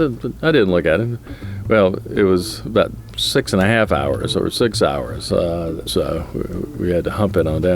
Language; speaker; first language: English; native; English